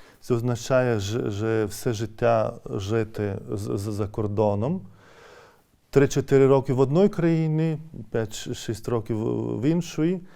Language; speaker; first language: Ukrainian; non-native, fluent; Lithuanian